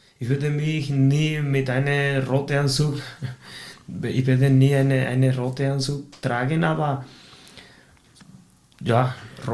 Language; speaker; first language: German; non-native, fluent; Spanish